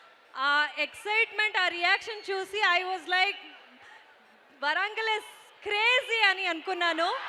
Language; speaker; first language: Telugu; non-native, fluent; Kannada